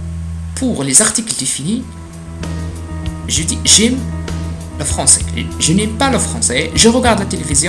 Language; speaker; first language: French; non-native, fluent; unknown